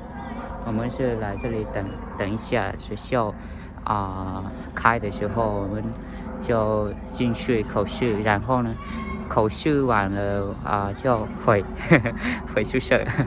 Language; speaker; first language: Chinese; non-native, learner; Lao